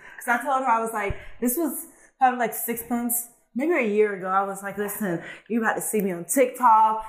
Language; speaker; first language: English; early bilingual, other home language; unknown